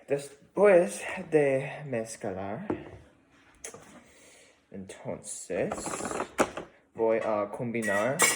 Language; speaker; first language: Spanish; non-native, learner; English